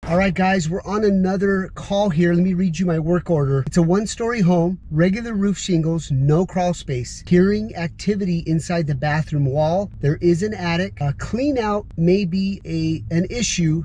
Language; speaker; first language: English; native; English